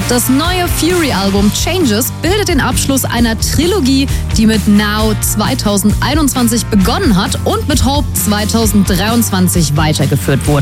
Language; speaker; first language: German; native; German